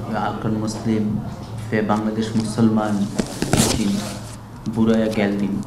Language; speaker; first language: Turkish; non-native, learner; Bangla